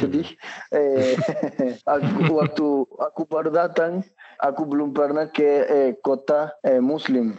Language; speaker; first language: Indonesian; non-native, learner; Spanish